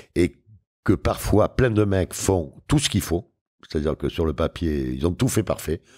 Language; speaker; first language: French; native; French